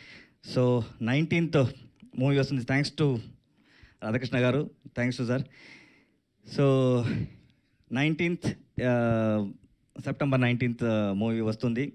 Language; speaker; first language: Telugu; non-native, learner; Kannada